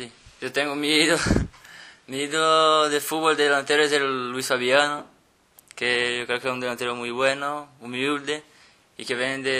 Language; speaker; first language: Spanish; non-native, fluent; Portuguese